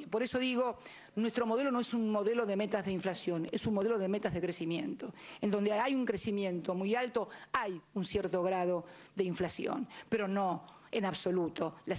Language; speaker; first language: Spanish; native; Spanish